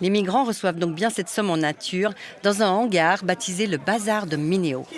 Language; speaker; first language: French; native; French